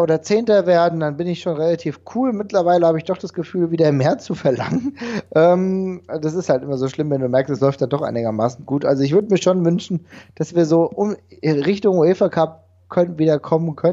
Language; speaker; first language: German; native; German